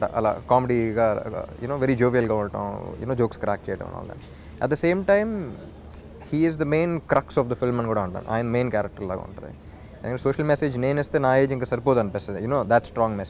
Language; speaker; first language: Telugu; native; Telugu